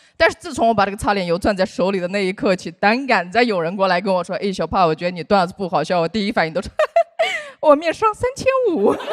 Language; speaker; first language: Chinese; non-native, local second language; Uyghur